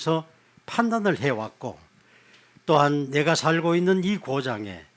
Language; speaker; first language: Korean; native; Korean